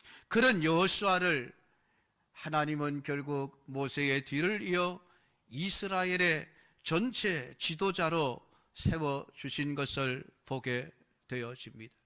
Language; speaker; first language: Korean; native; Korean